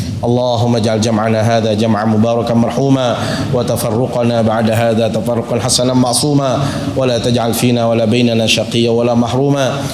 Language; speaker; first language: Malay; non-native, local second language; Sasak